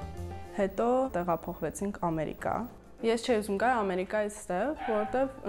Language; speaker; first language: Armenian; early bilingual, heritage; Armenian